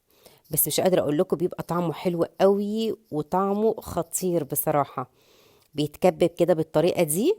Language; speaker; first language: Arabic; native; Arabic